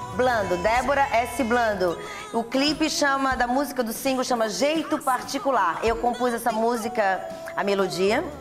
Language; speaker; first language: Portuguese; early bilingual, other home language; Italian